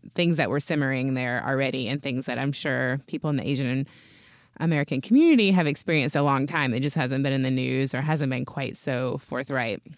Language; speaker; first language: English; native; English